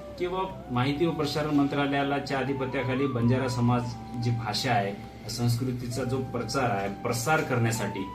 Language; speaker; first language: Marathi; non-native, local second language; Lambadi